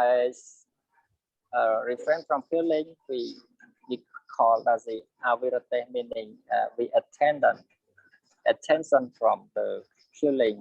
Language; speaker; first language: English; non-native, learner; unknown